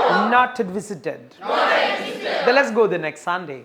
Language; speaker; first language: English; non-native, local second language; Malayalam